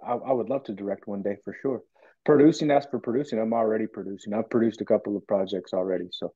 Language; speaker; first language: English; native; English